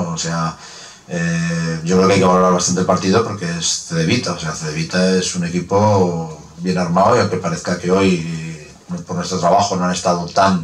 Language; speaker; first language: Spanish; native; Spanish